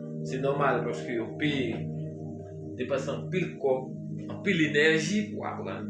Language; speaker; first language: French; non-native, learner; Haitian Creole